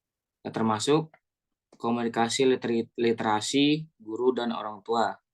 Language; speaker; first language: Indonesian; native; Indonesian